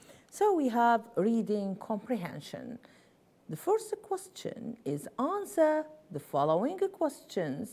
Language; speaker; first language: English; non-native, fluent; Arabic